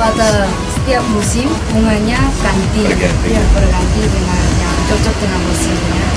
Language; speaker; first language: Indonesian; non-native, learner; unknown